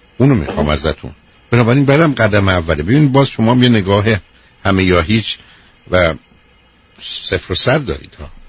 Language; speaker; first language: Persian; native; Persian